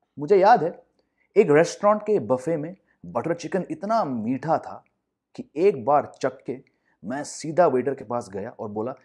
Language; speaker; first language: Hindi; non-native, local second language; English